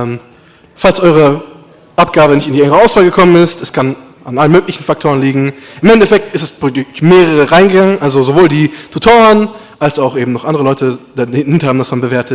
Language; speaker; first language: German; native; German